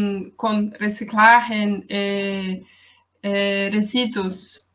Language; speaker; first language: Spanish; non-native, learner; Portuguese